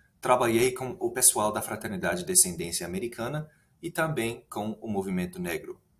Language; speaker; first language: Portuguese; non-native, fluent; English